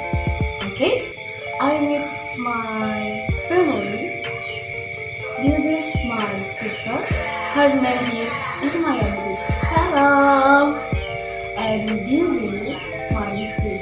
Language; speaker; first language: English; non-native, learner; Indonesian